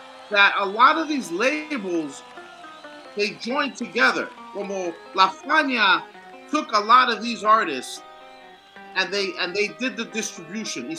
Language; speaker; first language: English; early bilingual, other home language; Spanish